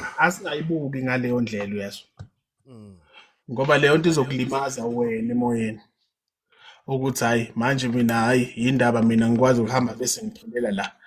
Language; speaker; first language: Zulu; native; Zulu